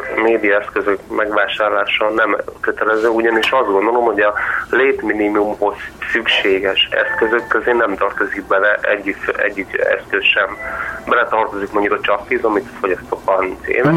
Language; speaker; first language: Hungarian; native; Hungarian